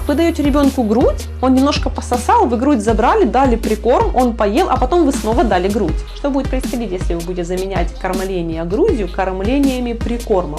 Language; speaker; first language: Russian; native; Russian